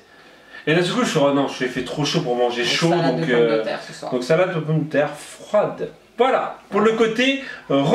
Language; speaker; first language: French; native; French